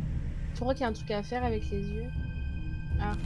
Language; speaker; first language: French; native; French